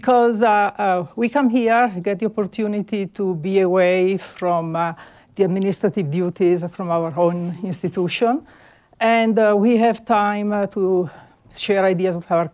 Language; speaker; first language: English; non-native, fluent; Italian